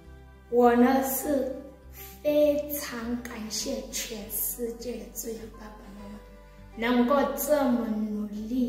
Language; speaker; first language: Chinese; non-native, learner; Southern Sotho